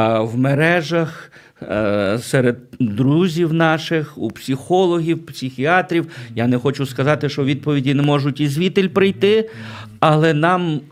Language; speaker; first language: Ukrainian; native; Ukrainian